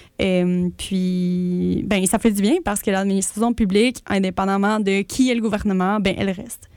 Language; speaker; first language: French; early bilingual, other home language; Spanish